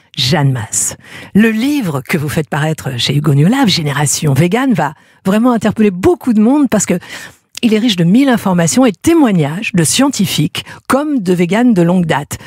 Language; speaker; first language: French; native; French